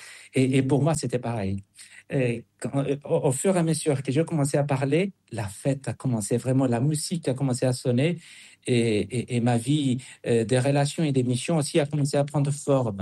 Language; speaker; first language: French; non-native, fluent; Spanish